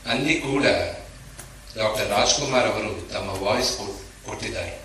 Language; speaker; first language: Kannada; non-native, local second language; Telugu